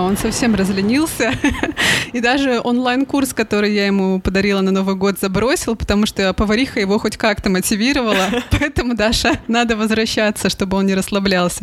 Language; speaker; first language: Russian; native; Russian